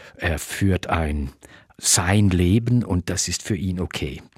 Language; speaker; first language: German; native; German